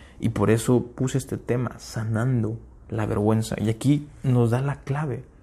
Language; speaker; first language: Spanish; early bilingual, heritage; Spanish